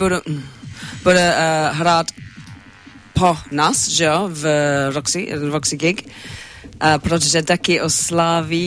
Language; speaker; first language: Czech; non-native, learner; English